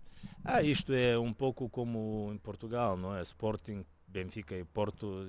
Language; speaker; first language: Portuguese; non-native, fluent; Bulgarian